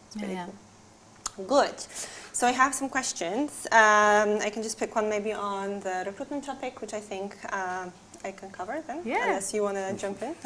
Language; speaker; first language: English; non-native, fluent; Polish